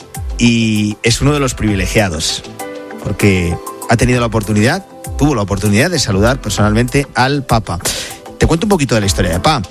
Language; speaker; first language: Spanish; native; Spanish